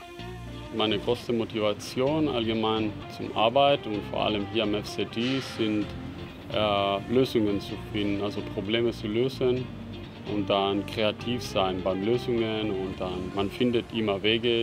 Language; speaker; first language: German; non-native, fluent; Spanish